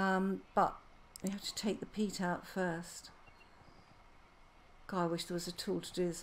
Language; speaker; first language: English; native; English